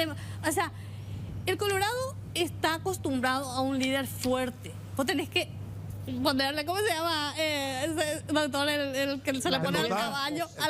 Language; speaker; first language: Spanish; native; Spanish